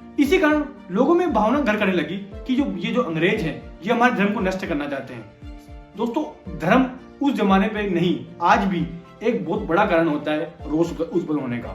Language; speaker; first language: Hindi; non-native, local second language; Bangla